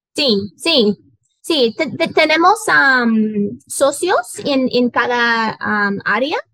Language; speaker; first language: Spanish; non-native, learner; English